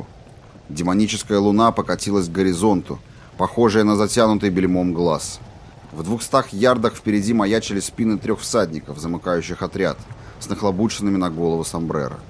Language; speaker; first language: Russian; native; Russian